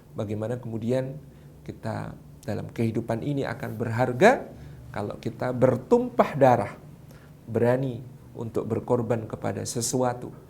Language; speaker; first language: Indonesian; non-native, local second language; Javanese